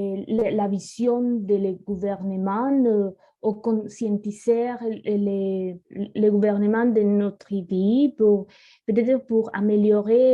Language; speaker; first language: French; non-native, learner; Spanish